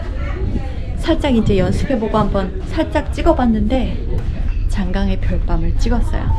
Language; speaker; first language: Korean; native; Korean